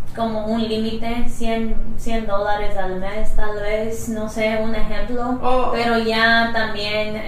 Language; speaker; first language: Spanish; native; Spanish